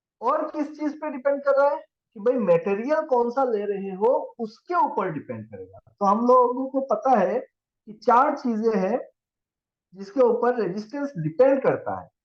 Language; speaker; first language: Hindi; non-native, local second language; Assamese